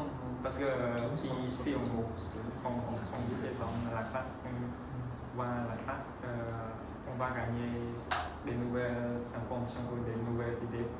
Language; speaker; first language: French; non-native, learner; Khmer